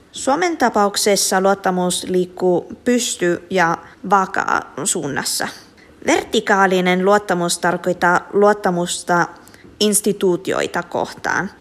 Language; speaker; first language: Finnish; non-native, fluent; Italian